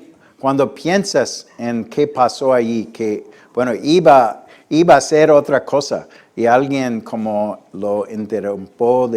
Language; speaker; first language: Spanish; non-native, fluent; English